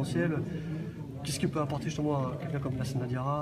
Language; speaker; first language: French; native; French